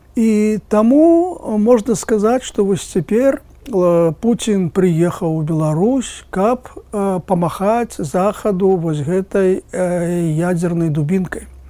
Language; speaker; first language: Belarusian; native; Belarusian